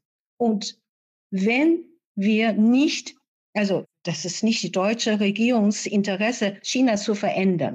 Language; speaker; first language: German; non-native, fluent; Chinese